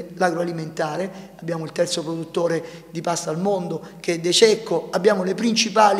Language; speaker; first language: Italian; native; Italian